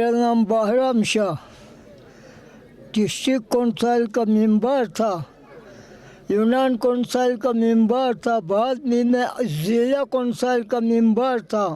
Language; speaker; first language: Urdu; non-native, local second language; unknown